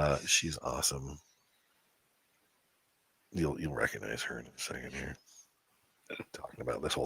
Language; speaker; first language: English; native; English